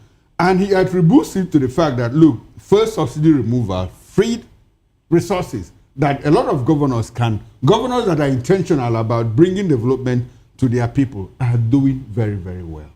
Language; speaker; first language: English; non-native, local second language; Igbo